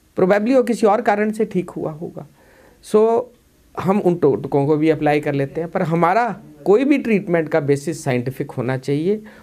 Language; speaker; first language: Hindi; non-native, local second language; Punjabi